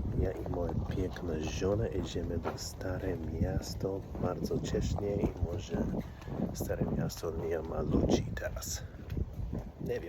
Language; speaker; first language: Polish; non-native, learner; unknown